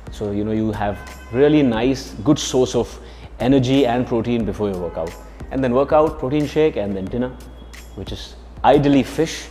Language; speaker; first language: English; non-native, local second language; Hindi